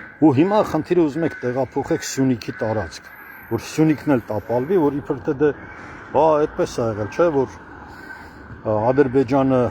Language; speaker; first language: Armenian; native; Armenian